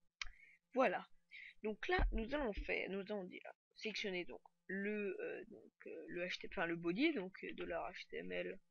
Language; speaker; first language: French; native; French